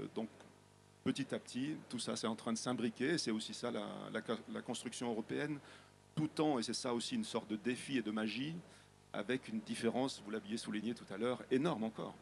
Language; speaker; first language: French; native; French